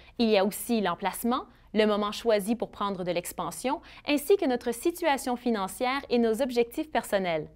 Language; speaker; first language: French; native; French